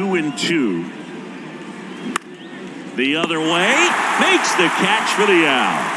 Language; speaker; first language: English; native; English